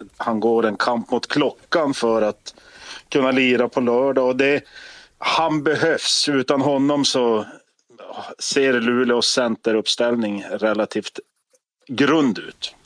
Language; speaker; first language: Swedish; native; Swedish